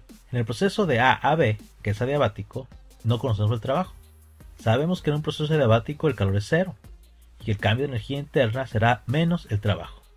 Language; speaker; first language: Spanish; native; Spanish